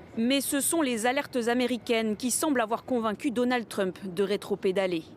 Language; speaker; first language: French; native; French